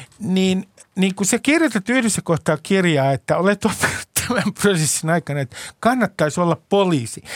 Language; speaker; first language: Finnish; native; Finnish